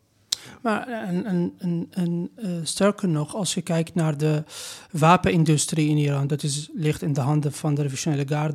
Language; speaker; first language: Dutch; non-native, fluent; Persian